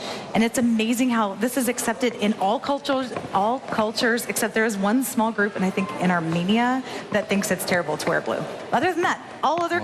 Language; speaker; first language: English; native; English